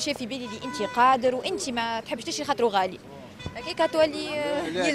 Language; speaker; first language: Arabic; native; Arabic